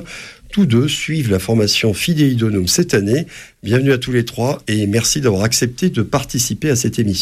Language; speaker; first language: French; native; French